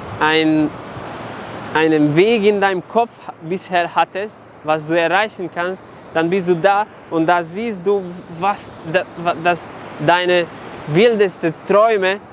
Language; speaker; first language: German; non-native, fluent; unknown